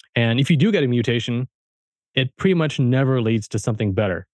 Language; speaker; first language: English; early bilingual, heritage; German